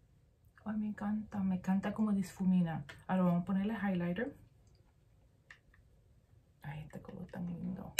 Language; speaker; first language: Spanish; early bilingual, heritage; Spanish